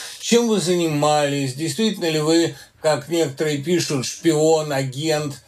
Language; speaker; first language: Russian; native; Russian